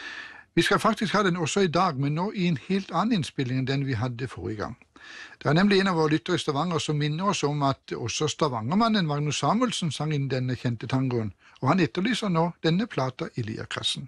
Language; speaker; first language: Norwegian; native; Norwegian